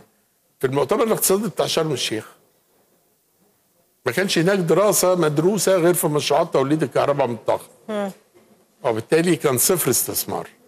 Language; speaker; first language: Arabic; native; Arabic